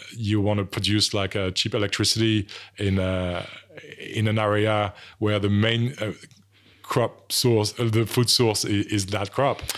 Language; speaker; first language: English; non-native, fluent; French